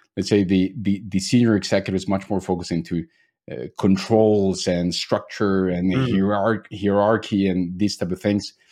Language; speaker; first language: English; non-native, fluent; Spanish